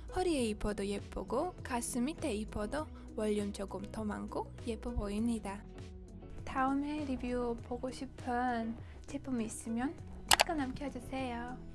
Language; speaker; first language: Korean; non-native, fluent; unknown